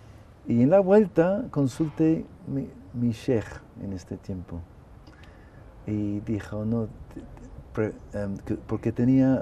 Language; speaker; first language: Spanish; non-native, fluent; English